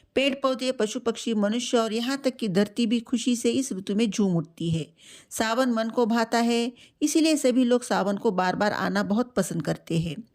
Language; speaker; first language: Hindi; non-native, local second language; Telugu